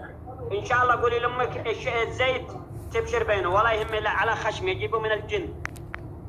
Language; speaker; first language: Arabic; native; Arabic